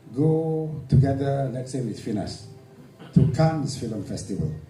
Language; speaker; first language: English; non-native, local second language; Malay